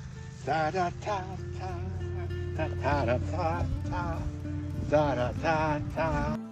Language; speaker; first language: Chinese; non-native, learner; English